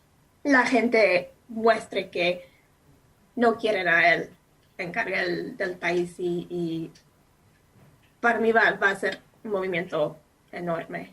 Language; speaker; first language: Spanish; non-native, fluent; English